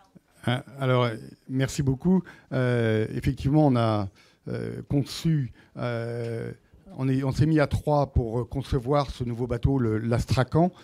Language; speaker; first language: French; native; French